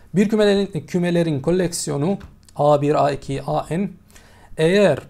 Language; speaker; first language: Turkish; non-native, fluent; Arabic